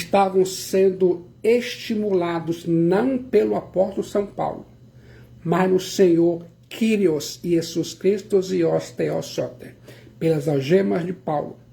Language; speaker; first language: Portuguese; native; Portuguese